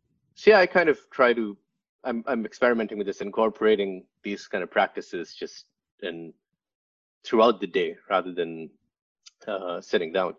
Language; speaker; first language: English; non-native, local second language; Urdu